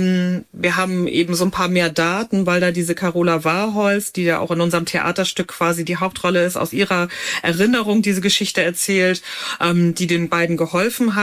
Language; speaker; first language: German; native; German